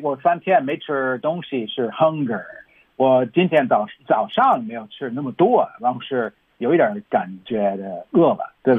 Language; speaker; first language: Chinese; non-native, fluent; English